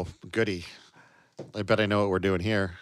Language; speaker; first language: English; native; English